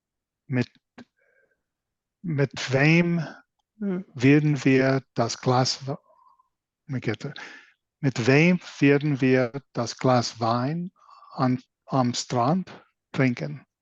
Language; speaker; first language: German; non-native, learner; English